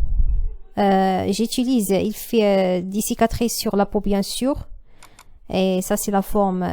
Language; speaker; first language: French; non-native, learner; Arabic